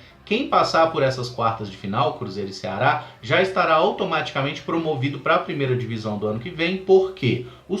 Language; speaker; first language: Portuguese; native; Portuguese